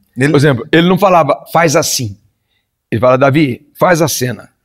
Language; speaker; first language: Portuguese; native; Portuguese